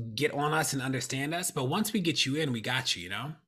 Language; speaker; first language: English; native; English